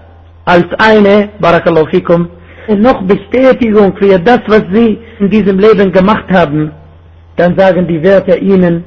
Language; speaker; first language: German; non-native, fluent; Arabic